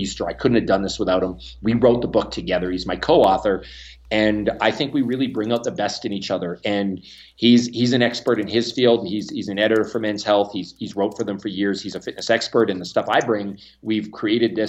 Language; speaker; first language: English; native; English